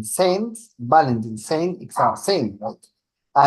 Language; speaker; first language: English; non-native, learner; Spanish